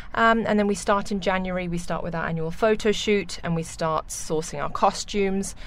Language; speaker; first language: English; native; English